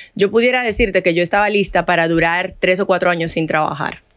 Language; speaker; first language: Spanish; non-native, fluent; Haitian Creole